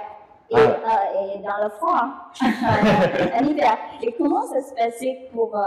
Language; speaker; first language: French; non-native, fluent; Indonesian